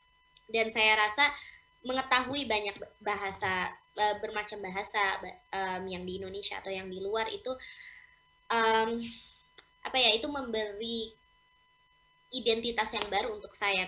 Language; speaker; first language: Indonesian; early bilingual, heritage; English